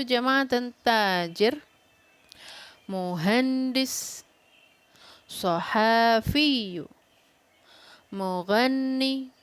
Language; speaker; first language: Arabic; non-native, fluent; Indonesian